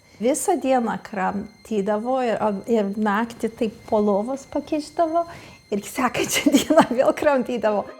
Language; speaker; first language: Lithuanian; early bilingual, heritage; Lithuanian